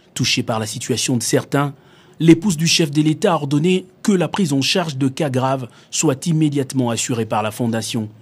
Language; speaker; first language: French; non-native, local second language; Lingala